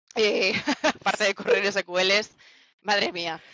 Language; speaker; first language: Spanish; native; Spanish